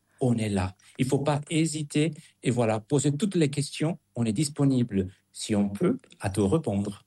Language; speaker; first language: French; non-native, fluent; Spanish